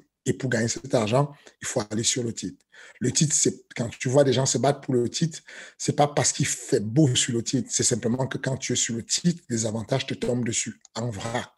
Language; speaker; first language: French; native; French